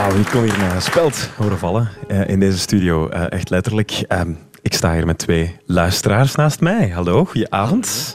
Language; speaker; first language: Dutch; native; Dutch